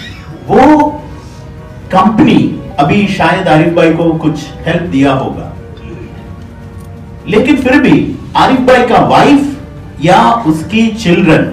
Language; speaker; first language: Hindi; non-native, fluent; Bangla